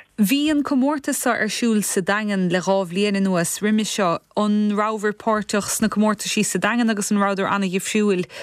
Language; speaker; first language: Irish; native; Irish